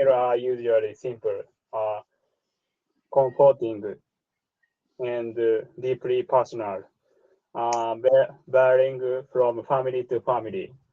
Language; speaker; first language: English; non-native, learner; Japanese